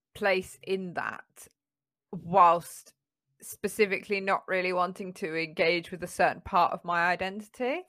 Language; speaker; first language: English; native; English